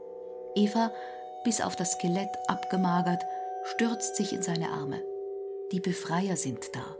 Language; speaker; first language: German; native; German